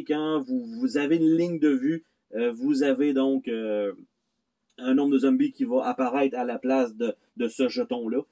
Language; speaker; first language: French; native; French